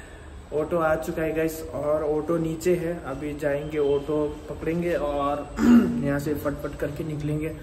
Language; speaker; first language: Hindi; non-native, local second language; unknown